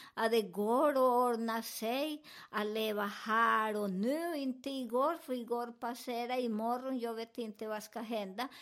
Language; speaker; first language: Swedish; non-native, fluent; Spanish